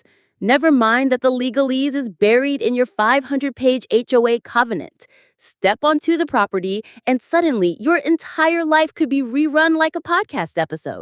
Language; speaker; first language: English; native; English